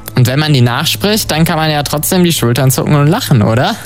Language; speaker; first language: German; native; German